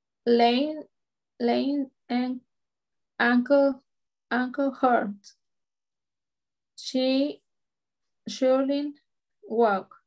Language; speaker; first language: English; non-native, learner; Spanish